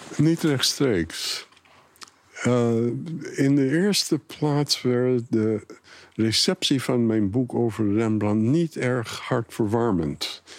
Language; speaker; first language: Dutch; non-native, fluent; English